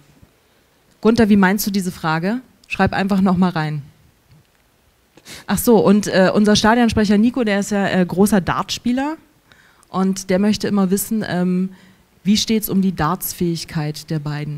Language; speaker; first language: German; native; German